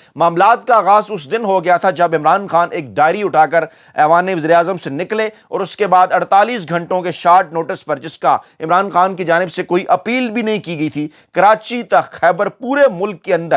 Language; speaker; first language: Urdu; native; Urdu